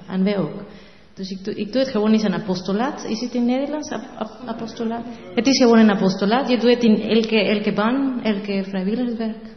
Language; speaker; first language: Dutch; non-native, learner; Spanish